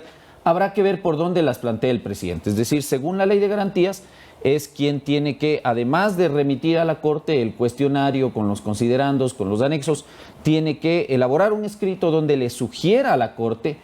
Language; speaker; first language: Spanish; native; Spanish